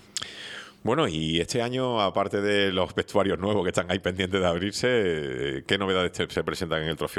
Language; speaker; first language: Spanish; native; Spanish